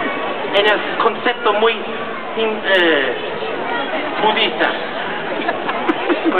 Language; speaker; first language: Spanish; non-native, fluent; Italian